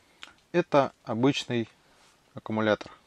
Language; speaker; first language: Russian; native; Russian